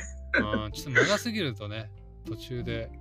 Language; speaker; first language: Japanese; native; Japanese